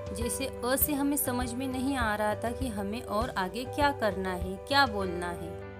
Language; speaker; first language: Hindi; non-native, local second language; Marathi